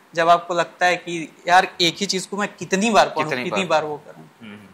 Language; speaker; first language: Hindi; native; Hindi